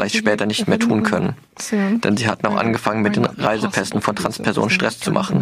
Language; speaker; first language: German; non-native, fluent; English